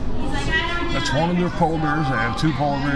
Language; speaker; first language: English; native; English